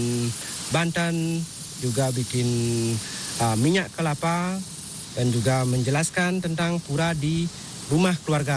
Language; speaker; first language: Indonesian; non-native, local second language; Balinese